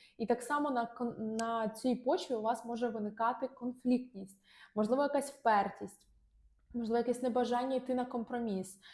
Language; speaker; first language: Ukrainian; non-native, local second language; Russian